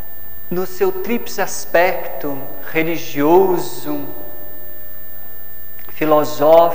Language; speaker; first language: Portuguese; native; Portuguese